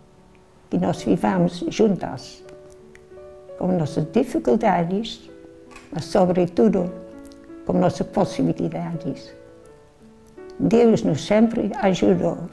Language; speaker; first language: Portuguese; non-native, learner; Dutch